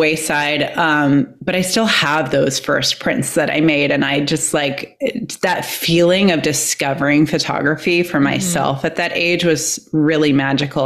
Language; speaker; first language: English; native; English